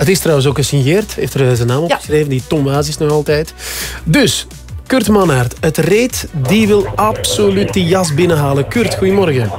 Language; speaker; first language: Dutch; native; Dutch